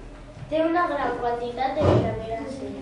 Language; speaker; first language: Catalan; non-native, local second language; Spanish